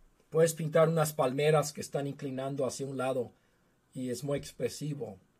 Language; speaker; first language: Spanish; non-native, fluent; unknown